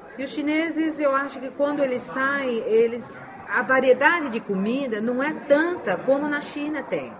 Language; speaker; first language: Portuguese; early bilingual, heritage; Chinese